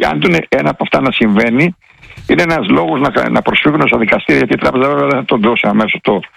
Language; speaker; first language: Greek; native; Greek